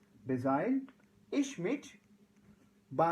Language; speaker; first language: German; non-native, learner; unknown